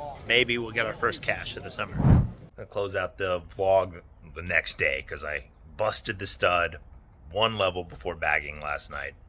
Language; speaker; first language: English; native; English